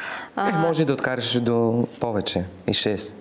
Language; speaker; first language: Bulgarian; native; Bulgarian